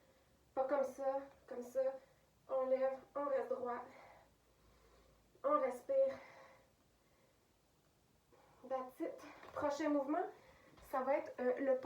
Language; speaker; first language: French; native; French